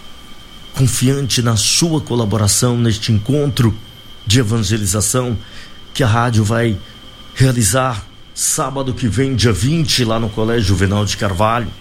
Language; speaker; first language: Portuguese; native; Portuguese